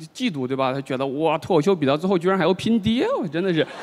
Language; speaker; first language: Chinese; native; Chinese